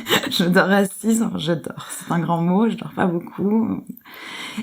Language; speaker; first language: French; native; French